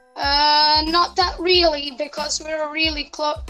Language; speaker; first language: English; non-native, fluent; Serbian